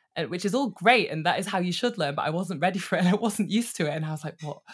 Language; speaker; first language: English; native; English